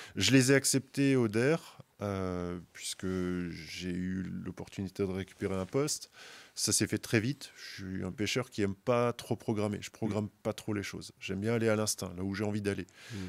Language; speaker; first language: French; native; French